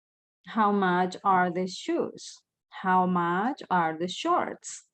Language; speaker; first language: English; non-native, fluent; Spanish